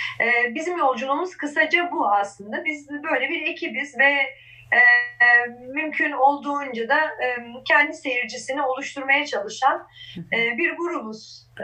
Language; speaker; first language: Turkish; non-native, local second language; Kurdish